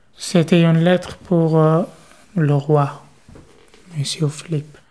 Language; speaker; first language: French; non-native, learner; Persian